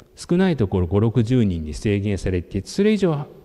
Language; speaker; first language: Japanese; native; Japanese